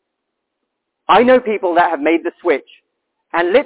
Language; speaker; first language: English; native; English